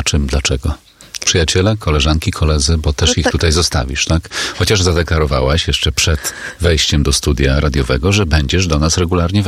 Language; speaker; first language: Polish; native; Polish